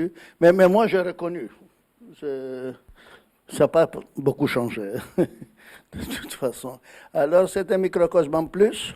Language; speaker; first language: French; non-native, fluent; Greek